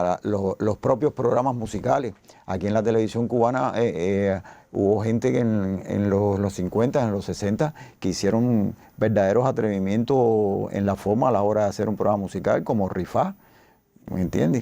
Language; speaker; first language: Spanish; native; Spanish